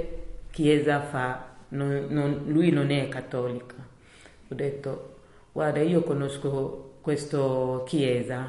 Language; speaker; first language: Italian; non-native, learner; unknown